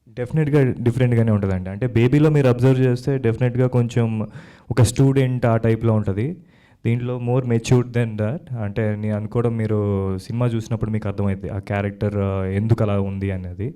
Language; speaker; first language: Telugu; native; Telugu